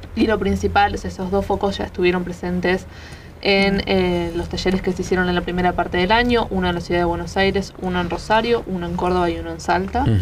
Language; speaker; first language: Spanish; native; Spanish